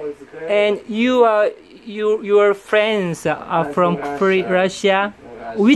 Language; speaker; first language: English; non-native, learner; Korean